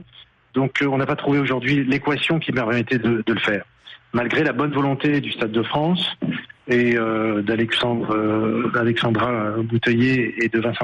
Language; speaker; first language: French; native; French